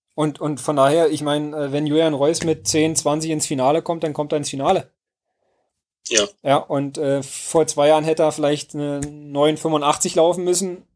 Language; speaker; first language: German; native; German